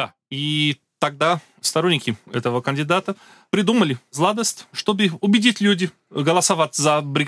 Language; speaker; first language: Russian; non-native, learner; Portuguese